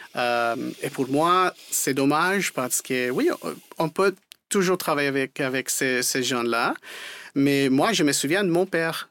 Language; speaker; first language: French; non-native, fluent; Spanish